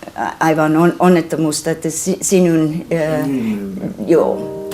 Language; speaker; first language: Finnish; early bilingual, heritage; English